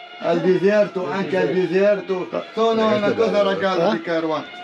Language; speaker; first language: Italian; non-native, learner; Arabic